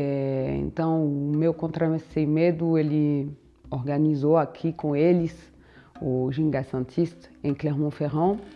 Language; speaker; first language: Portuguese; non-native, fluent; French